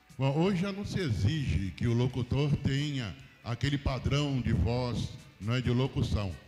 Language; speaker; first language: Portuguese; native; Portuguese